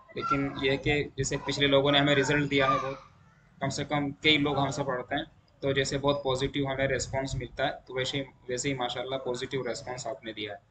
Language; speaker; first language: Hindi; native; Hindi